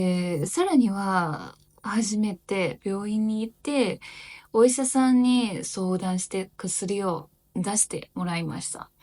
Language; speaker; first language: Japanese; non-native, learner; Chinese